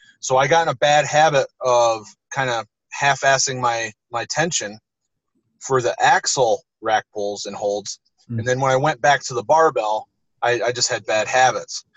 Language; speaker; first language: English; native; English